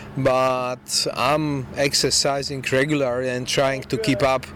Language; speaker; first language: English; non-native, fluent; Polish